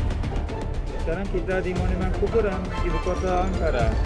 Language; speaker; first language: Indonesian; non-native, learner; Turkish